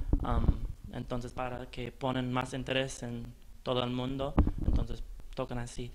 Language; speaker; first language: Spanish; non-native, fluent; English